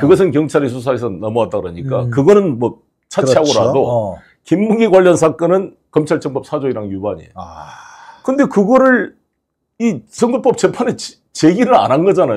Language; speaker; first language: Korean; native; Korean